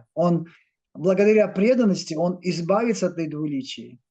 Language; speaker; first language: Russian; native; Russian